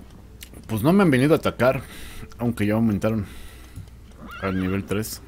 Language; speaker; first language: Spanish; native; Spanish